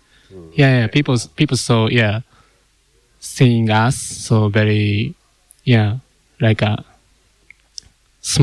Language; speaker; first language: English; non-native, learner; Japanese